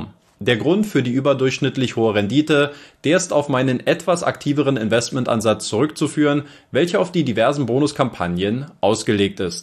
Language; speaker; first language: German; native; German